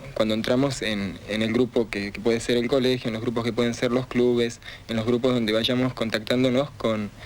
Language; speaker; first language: Spanish; non-native, local second language; Ukrainian